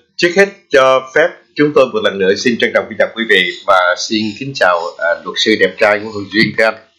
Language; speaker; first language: Vietnamese; native; Vietnamese